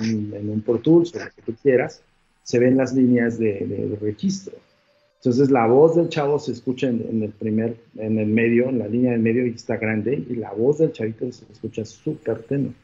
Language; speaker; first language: Spanish; native; Spanish